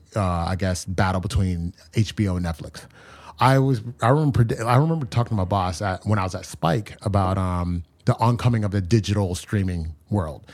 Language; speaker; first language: English; native; English